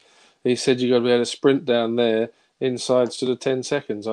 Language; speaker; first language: English; native; English